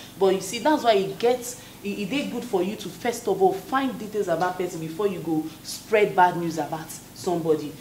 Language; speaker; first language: Nigerian Pidgin; non-native, local second language; Igbo